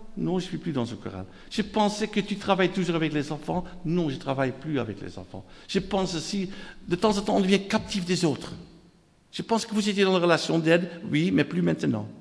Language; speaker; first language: French; non-native, fluent; Dutch